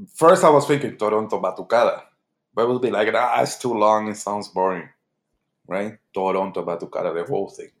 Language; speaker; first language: English; early bilingual, other home language; Portuguese